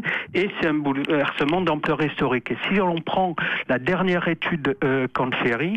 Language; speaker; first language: French; native; French